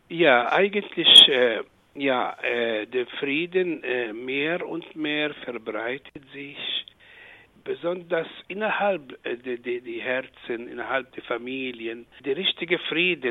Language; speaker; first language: German; non-native, fluent; Arabic